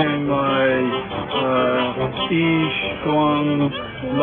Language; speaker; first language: Chinese; non-native, learner; English